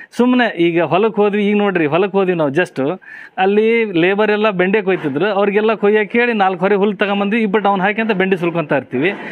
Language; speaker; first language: Kannada; native; Kannada